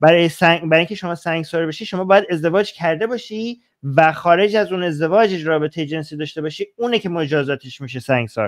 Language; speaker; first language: Persian; native; Persian